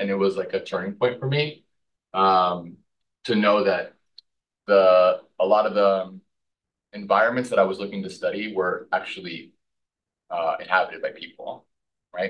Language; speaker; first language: English; native; English